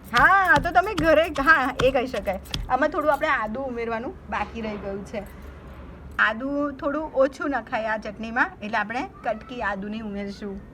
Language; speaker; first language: Gujarati; native; Gujarati